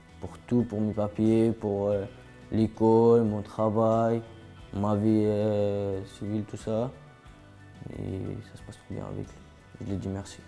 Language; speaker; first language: French; non-native, local second language; Arabic